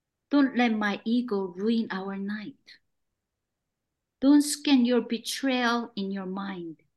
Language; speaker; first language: English; non-native, fluent; Korean